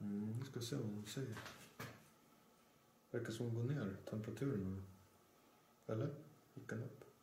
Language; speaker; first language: Swedish; native; Swedish